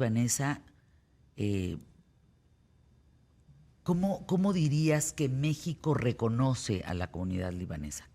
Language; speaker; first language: Spanish; native; Spanish